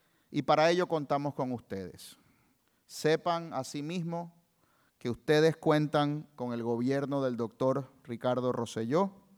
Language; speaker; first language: Spanish; native; Spanish